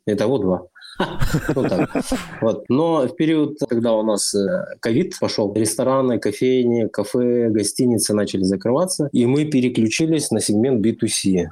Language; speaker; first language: Russian; native; Russian